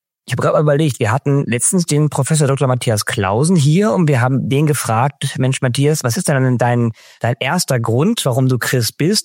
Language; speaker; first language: German; native; German